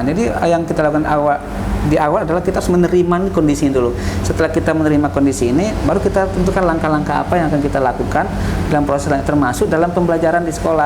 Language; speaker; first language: Indonesian; native; Indonesian